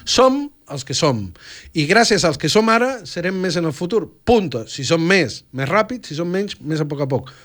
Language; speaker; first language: Catalan; native; Catalan